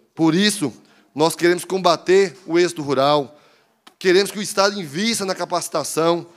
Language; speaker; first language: Portuguese; native; Portuguese